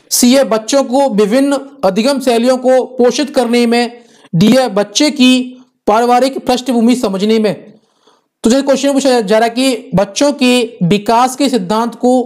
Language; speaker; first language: Hindi; native; Hindi